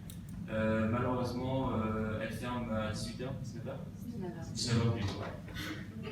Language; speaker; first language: French; native; French